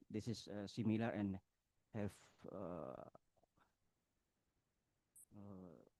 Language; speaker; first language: English; non-native, learner; Indonesian